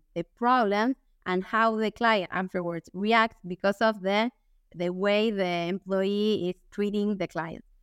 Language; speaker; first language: English; non-native, fluent; Spanish